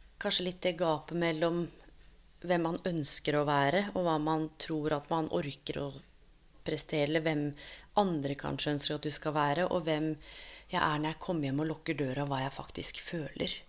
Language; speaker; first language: Norwegian; native; Norwegian